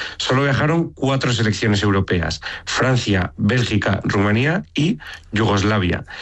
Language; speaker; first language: Spanish; native; Spanish